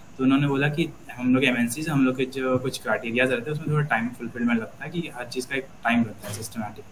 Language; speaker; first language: Hindi; native; Hindi